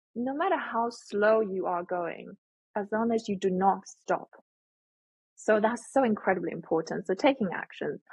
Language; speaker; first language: English; non-native, fluent; Chinese